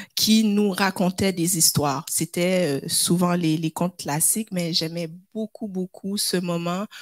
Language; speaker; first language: French; native; French